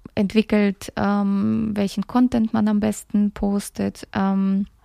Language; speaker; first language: German; early bilingual, other home language; Russian